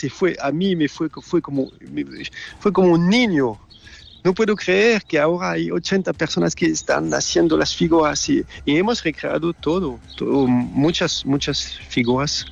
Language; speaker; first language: Spanish; non-native, learner; French